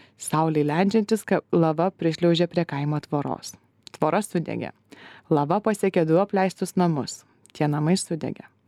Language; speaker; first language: Lithuanian; native; Lithuanian